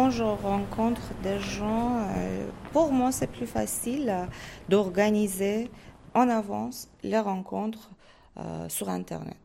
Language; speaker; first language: French; non-native, fluent; Persian